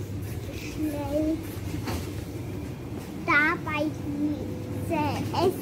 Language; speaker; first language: German; early bilingual, other home language; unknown